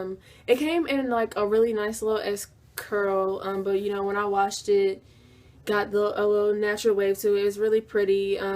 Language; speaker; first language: English; native; English